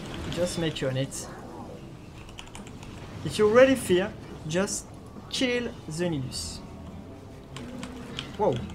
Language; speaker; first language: English; non-native, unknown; French